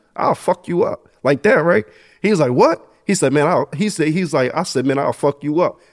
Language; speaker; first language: English; native; English